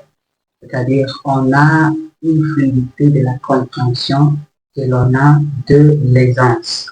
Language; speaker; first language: French; non-native, learner; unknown